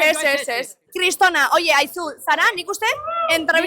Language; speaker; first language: Basque; native; Basque